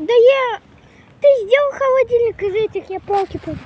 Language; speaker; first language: Russian; native; Russian